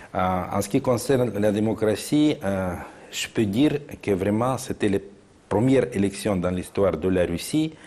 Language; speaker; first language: French; non-native, fluent; Russian